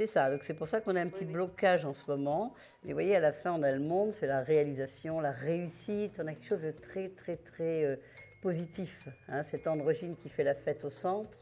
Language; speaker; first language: French; native; French